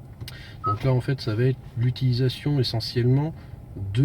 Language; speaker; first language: French; native; French